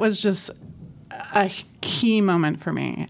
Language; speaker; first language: English; native; English